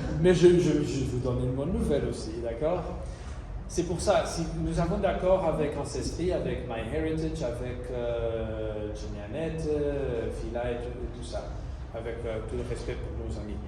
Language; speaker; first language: French; non-native, fluent; Italian